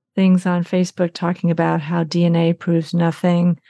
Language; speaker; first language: English; native; English